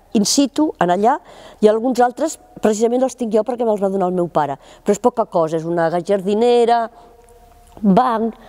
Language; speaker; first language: Catalan; native; Catalan